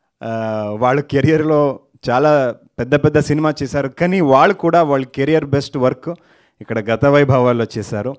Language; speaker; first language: Telugu; non-native, learner; Kannada